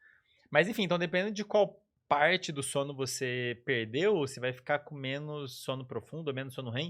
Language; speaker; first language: Portuguese; native; Portuguese